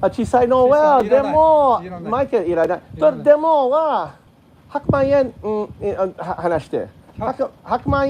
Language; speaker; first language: Japanese; non-native, learner; English